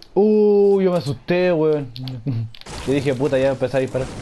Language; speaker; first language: Spanish; native; Spanish